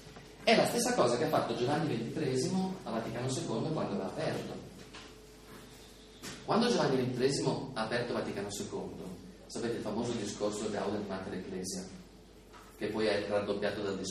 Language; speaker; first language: Italian; native; Italian